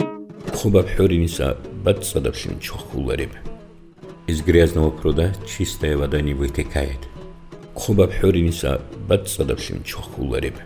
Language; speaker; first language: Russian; non-native, local second language; Avaric